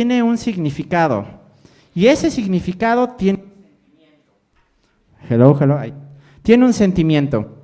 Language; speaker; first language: Spanish; native; Spanish